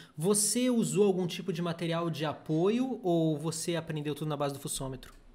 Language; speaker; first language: Portuguese; native; Portuguese